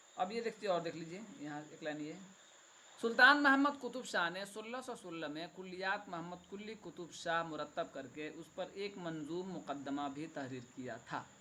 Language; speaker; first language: Urdu; native; Urdu